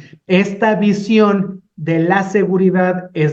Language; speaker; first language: Spanish; native; Spanish